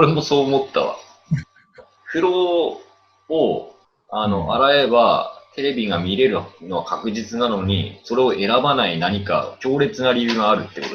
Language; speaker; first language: Japanese; native; Japanese